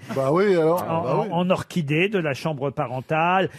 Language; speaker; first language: French; native; French